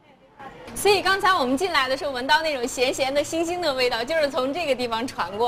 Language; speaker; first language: Chinese; native; Chinese